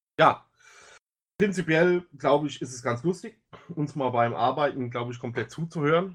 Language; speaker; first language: German; native; German